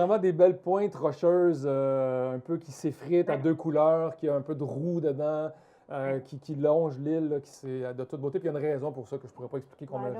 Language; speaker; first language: French; native; French